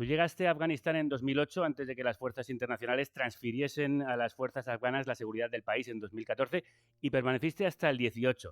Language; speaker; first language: Spanish; native; Spanish